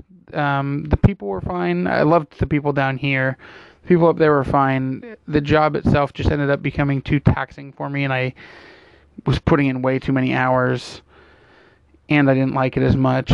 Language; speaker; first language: English; native; English